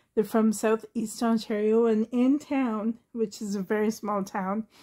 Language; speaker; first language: English; native; English